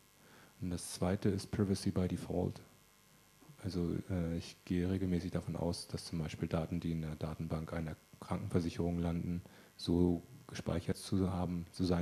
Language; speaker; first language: German; native; German